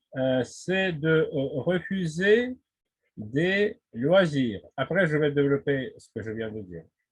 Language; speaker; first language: French; non-native, fluent; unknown